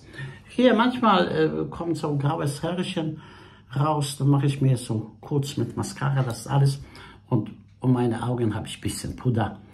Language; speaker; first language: German; non-native, fluent; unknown